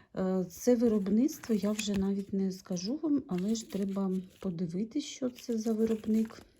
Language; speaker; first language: Ukrainian; non-native, local second language; Russian